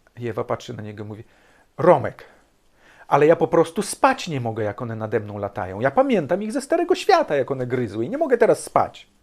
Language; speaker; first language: Polish; early bilingual, heritage; Polish